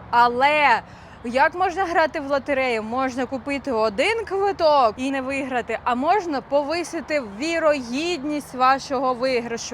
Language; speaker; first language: Ukrainian; non-native, local second language; Russian